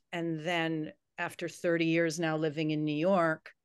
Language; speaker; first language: English; native; English